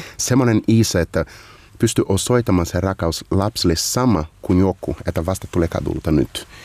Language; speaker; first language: Finnish; non-native, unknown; Portuguese